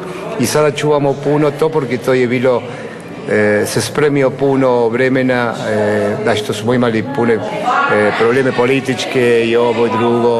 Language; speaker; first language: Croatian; early bilingual, heritage; Spanish